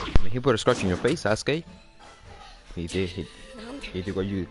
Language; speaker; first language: English; early bilingual, other home language; Spanish